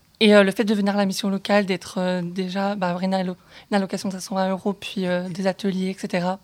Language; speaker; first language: French; native; French